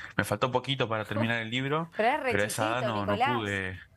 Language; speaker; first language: Spanish; native; Spanish